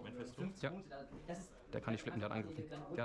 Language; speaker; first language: German; native; German